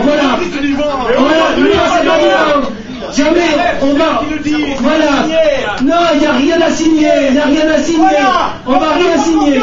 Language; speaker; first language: French; native; French